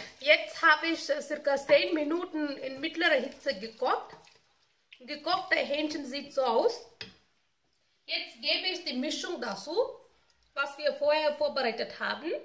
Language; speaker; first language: German; non-native, learner; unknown